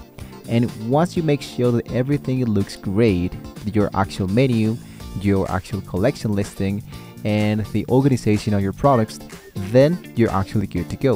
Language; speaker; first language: English; non-native, fluent; Spanish